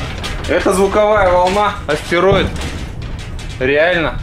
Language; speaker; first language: Russian; native; Russian